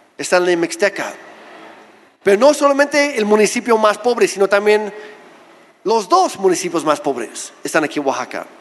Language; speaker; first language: Spanish; non-native, fluent; English